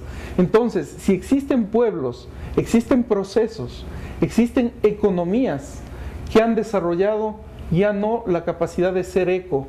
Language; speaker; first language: Spanish; native; Spanish